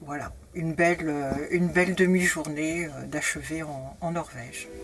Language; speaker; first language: French; native; French